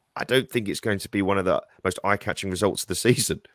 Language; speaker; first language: English; native; English